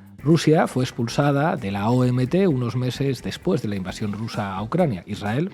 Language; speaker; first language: Spanish; native; Spanish